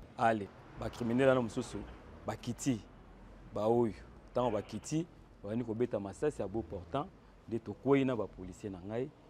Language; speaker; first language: Lingala; native; Lingala